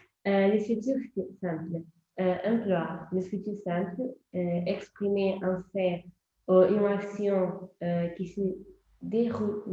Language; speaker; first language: French; non-native, learner; Portuguese